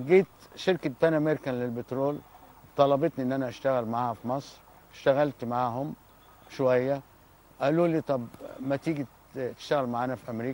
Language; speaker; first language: Arabic; native; Arabic